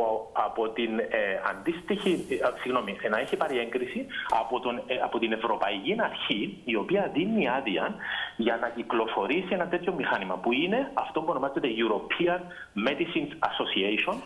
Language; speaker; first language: Greek; native; Greek